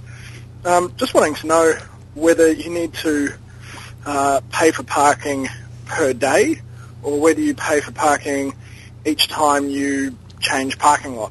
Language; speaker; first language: English; native; English